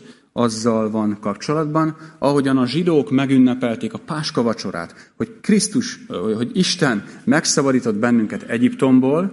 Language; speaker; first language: Hungarian; native; Hungarian